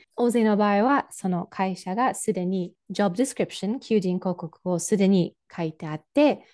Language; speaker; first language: Japanese; non-native, fluent; English